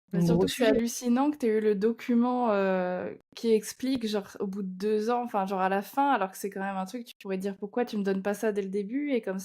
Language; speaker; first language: French; native; French